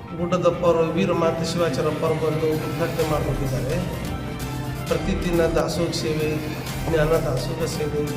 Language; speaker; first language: Kannada; non-native, local second language; Lambadi